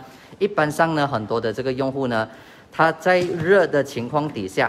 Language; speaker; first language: Chinese; native; Chinese